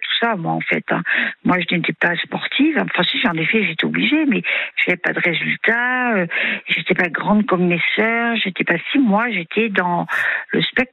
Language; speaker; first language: French; native; French